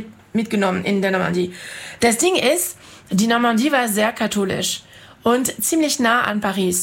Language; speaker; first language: German; non-native, fluent; French